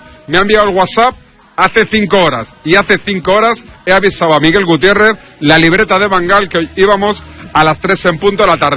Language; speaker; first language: Spanish; native; Spanish